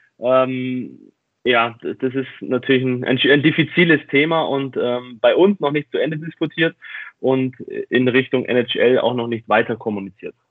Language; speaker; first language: German; native; German